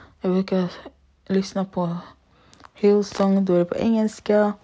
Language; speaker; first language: Swedish; early bilingual, other home language; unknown